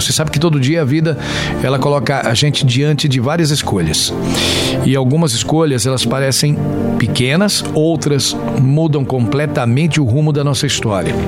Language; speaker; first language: Portuguese; native; Portuguese